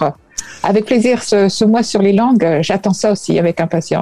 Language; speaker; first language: French; native; French